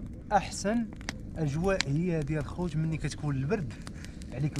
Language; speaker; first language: Arabic; native; Arabic